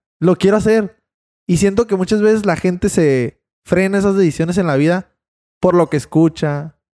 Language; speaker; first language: Spanish; native; Spanish